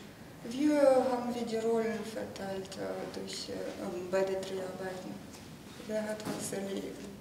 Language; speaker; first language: German; non-native, fluent; Russian